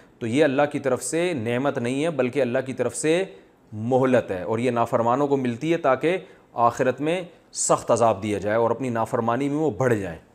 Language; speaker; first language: Urdu; native; Urdu